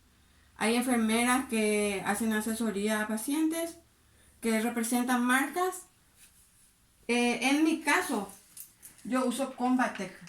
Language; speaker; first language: Spanish; native; Spanish